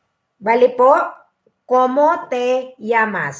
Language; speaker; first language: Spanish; non-native, learner; Filipino